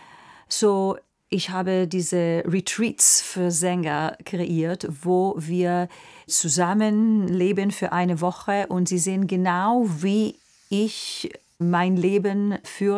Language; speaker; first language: German; non-native, fluent; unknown